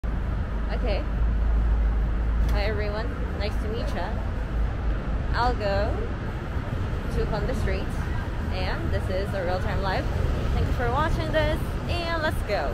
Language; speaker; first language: English; non-native, learner; Korean